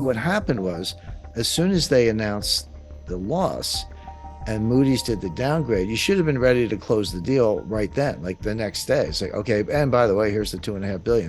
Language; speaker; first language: English; native; English